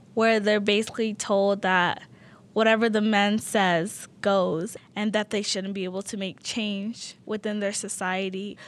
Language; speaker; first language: English; early bilingual, other home language; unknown